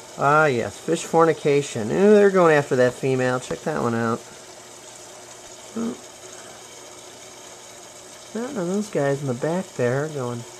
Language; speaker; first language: English; native; English